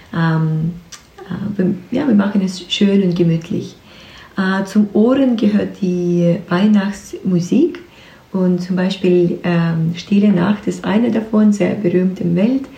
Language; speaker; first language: German; non-native, learner; Ukrainian